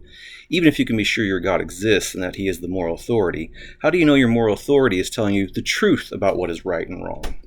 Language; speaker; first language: English; native; English